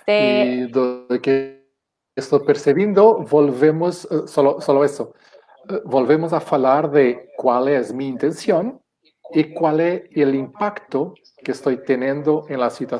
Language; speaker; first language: Spanish; non-native, fluent; Portuguese